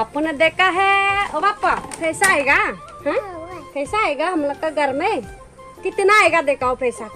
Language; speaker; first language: Hindi; non-native, local second language; Chakma